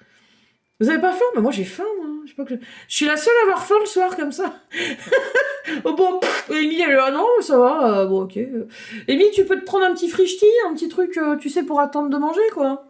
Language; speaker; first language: French; native; French